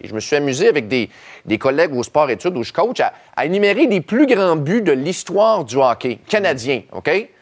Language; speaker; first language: French; native; French